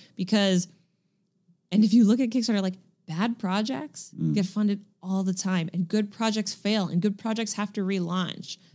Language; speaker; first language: English; native; English